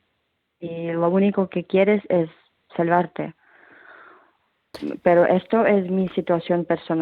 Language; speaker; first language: Spanish; non-native, fluent; Ukrainian